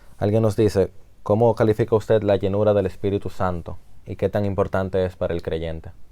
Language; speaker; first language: Spanish; native; Spanish